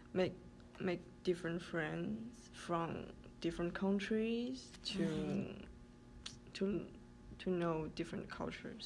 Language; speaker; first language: English; non-native, learner; Chinese